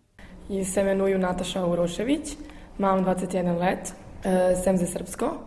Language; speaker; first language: Czech; early bilingual, heritage; Serbian